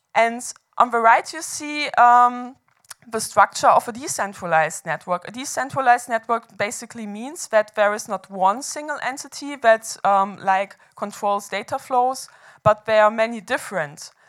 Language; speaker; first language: English; non-native, fluent; German